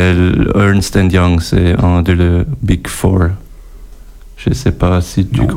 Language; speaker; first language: French; non-native, local second language; German